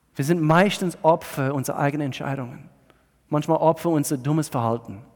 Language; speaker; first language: German; non-native, fluent; English